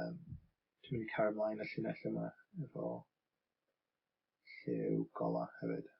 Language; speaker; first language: Welsh; non-native, local second language; English